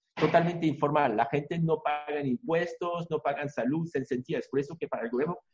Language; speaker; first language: Spanish; non-native, fluent; French